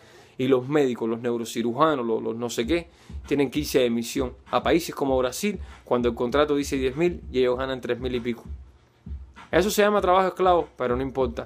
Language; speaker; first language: Spanish; native; Spanish